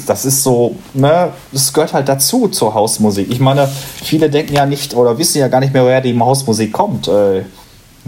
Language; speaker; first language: German; native; German